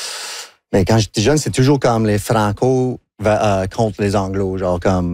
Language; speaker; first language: French; non-native, local second language; English